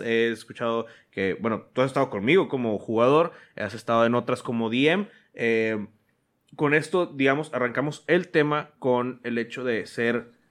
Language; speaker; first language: Spanish; native; Spanish